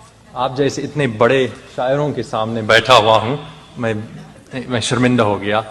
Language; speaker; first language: Urdu; non-native, fluent; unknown